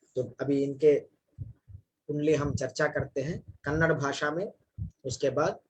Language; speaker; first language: Hindi; non-native, local second language; Kannada